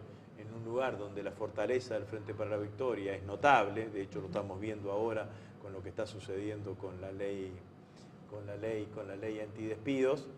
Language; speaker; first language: Spanish; native; Spanish